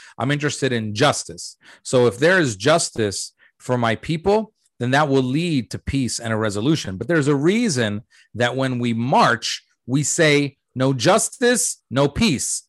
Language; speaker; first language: English; early bilingual, other home language; Arabic